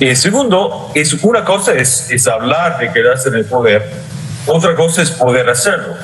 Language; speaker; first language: Spanish; non-native, fluent; English